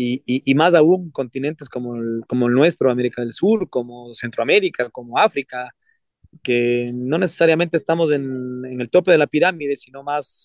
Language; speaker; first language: Spanish; native; Spanish